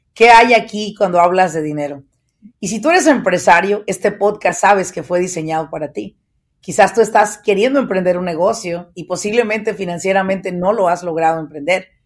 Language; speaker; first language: Spanish; native; Spanish